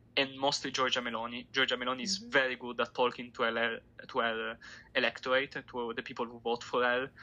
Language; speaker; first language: English; non-native, fluent; Italian